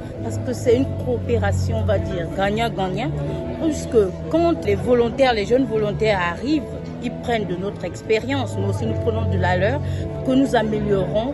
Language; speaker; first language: French; native; French